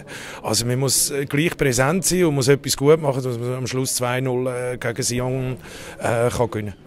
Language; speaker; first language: German; native; German